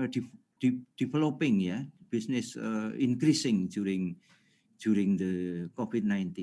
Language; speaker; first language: English; non-native, fluent; Indonesian